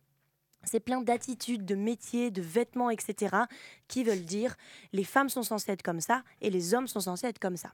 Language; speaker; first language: French; native; French